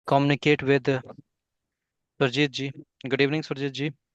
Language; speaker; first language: English; non-native, fluent; Hindi